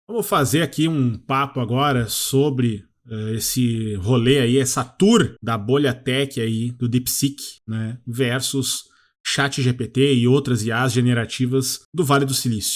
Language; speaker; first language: Portuguese; native; Portuguese